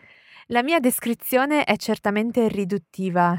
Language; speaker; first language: Italian; native; Italian